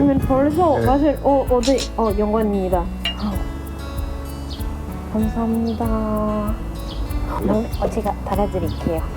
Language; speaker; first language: Korean; non-native, fluent; French